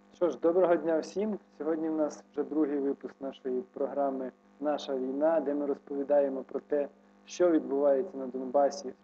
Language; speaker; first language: Ukrainian; native; Ukrainian